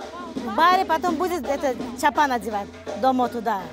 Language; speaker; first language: Russian; non-native, local second language; Persian